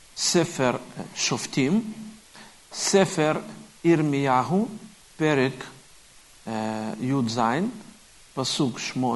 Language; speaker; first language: Hebrew; non-native, fluent; Russian